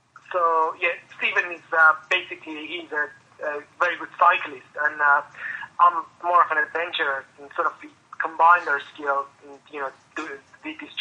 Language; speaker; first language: English; non-native, fluent; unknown